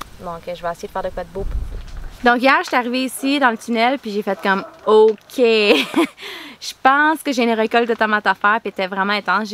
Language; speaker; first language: French; native; French